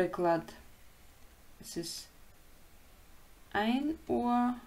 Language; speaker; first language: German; non-native, fluent; Ukrainian